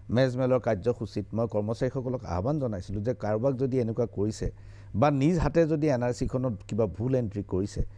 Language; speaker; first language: Assamese; native; Assamese